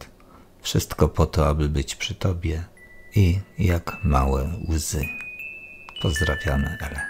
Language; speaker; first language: Polish; native; Polish